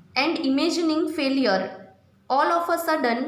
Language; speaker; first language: English; non-native, local second language; Gujarati